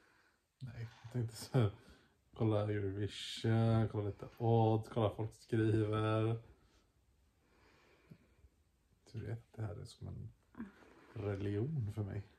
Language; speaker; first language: Swedish; native; Swedish